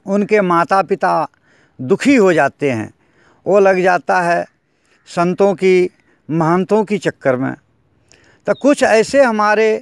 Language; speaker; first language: Hindi; native; Hindi